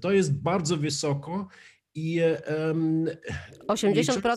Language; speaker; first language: Polish; non-native, learner; German